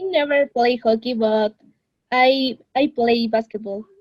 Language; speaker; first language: English; non-native, learner; Spanish